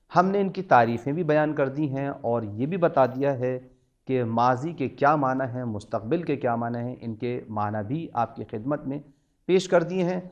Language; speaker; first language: Urdu; native; Urdu